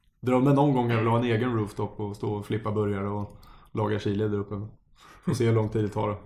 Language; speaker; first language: Swedish; native; Swedish